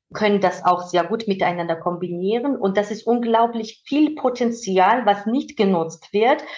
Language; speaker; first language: German; non-native, fluent; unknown